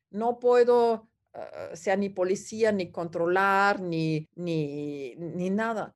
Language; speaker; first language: Spanish; non-native, fluent; German